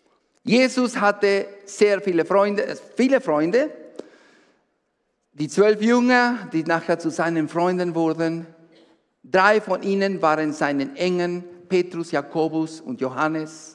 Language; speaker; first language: German; non-native, fluent; Spanish